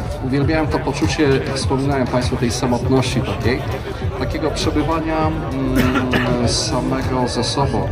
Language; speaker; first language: Polish; native; Polish